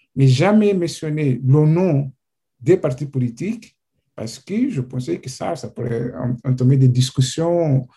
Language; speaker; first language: French; non-native, fluent; Portuguese